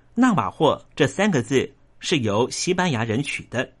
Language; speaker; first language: Chinese; non-native, local second language; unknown